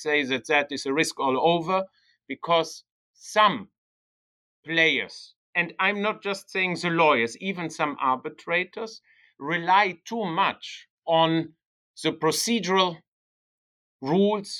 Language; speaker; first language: English; non-native, fluent; German